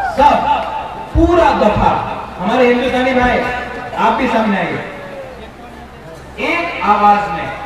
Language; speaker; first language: Hindi; non-native, local second language; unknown